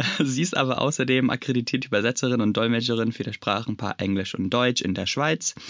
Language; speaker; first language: German; native; German